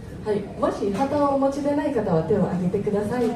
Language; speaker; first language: Japanese; non-native, fluent; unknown